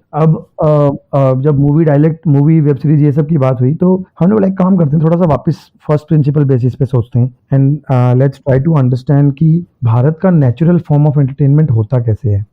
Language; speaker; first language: Hindi; native; Hindi